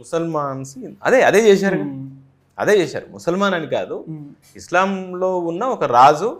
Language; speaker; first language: Telugu; native; Telugu